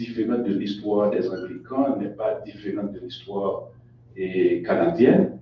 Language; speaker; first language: French; non-native, local second language; Haitian Creole